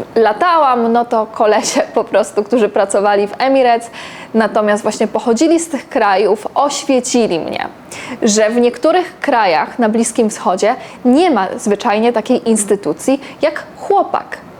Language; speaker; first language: Polish; native; Polish